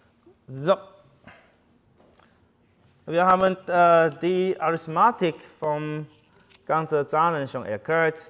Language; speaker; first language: German; non-native, fluent; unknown